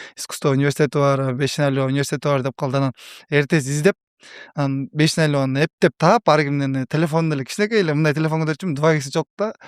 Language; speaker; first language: Kyrgyz; native; Kyrgyz